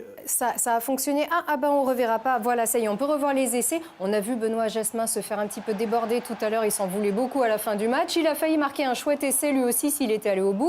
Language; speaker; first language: French; native; French